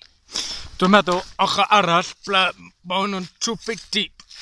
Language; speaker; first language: Welsh; non-native, learner; English